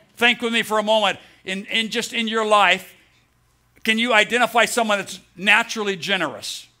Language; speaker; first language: English; native; English